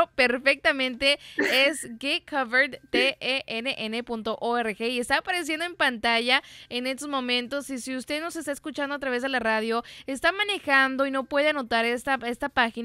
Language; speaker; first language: Spanish; native; Spanish